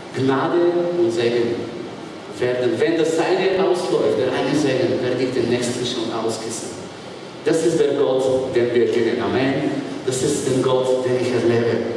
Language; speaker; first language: German; non-native, fluent; Bulgarian